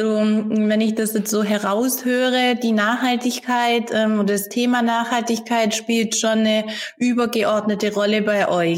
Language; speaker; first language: German; native; German